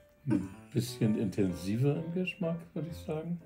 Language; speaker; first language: German; native; German